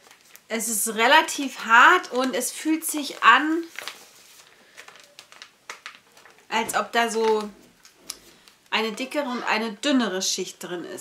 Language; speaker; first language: German; native; German